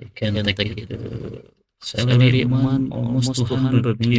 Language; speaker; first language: English; non-native, learner; Indonesian